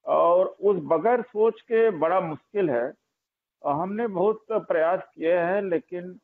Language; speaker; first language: Hindi; native; Hindi